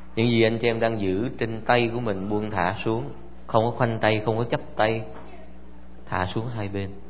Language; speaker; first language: Vietnamese; early bilingual, heritage; Vietnamese